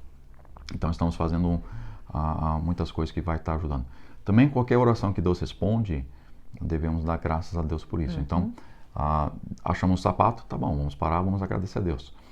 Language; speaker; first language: Portuguese; non-native, fluent; English